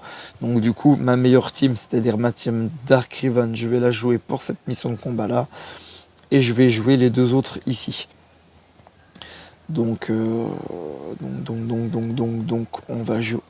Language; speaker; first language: French; native; French